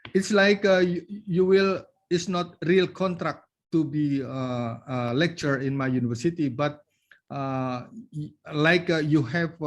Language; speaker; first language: English; non-native, learner; Indonesian